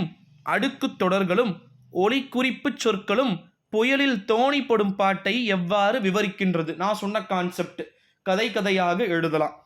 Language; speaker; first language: Tamil; native; Tamil